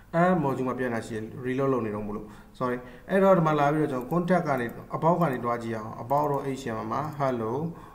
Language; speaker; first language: Burmese; native; Burmese